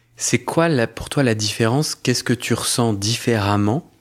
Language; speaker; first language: French; native; French